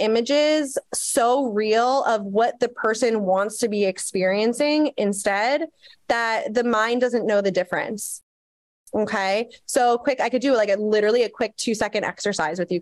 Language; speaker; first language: English; native; English